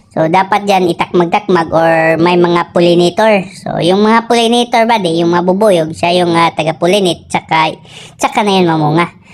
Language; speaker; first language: Filipino; non-native, local second language; Cebuano